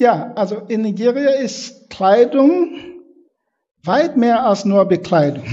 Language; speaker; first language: German; non-native, fluent; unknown